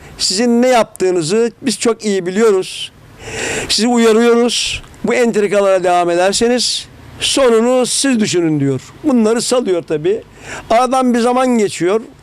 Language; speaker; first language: Turkish; native; Turkish